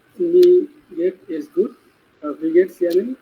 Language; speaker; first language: German; non-native, learner; Bangla